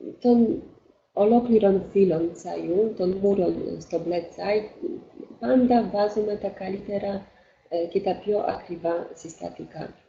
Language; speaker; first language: Greek; non-native, fluent; Polish